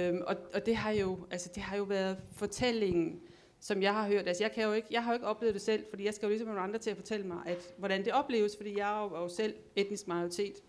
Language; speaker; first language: Danish; native; Danish